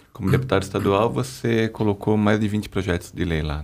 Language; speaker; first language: Portuguese; native; Portuguese